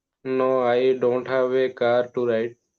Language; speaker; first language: English; non-native, learner; Odia